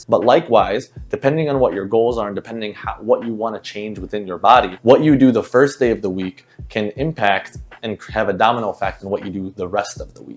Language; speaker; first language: English; native; English